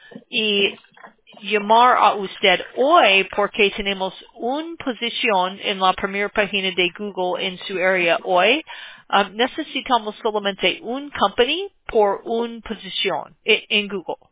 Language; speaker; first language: Spanish; non-native, learner; English